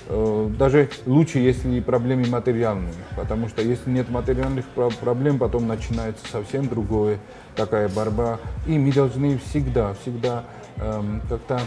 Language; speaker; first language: Russian; non-native, fluent; Georgian